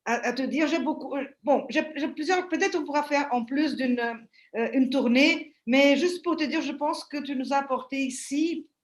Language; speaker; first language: French; non-native, fluent; Portuguese